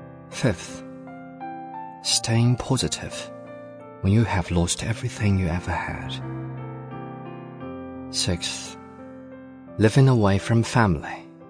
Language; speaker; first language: English; non-native, fluent; Chinese